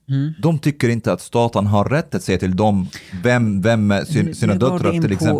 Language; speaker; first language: Swedish; early bilingual, other home language; Arabic